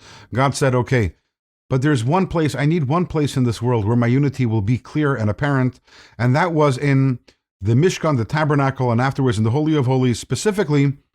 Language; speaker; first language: English; native; English